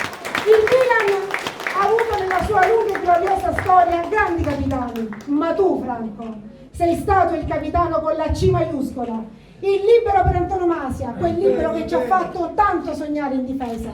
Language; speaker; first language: Italian; native; Italian